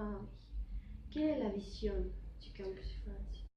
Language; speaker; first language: French; non-native, learner; Spanish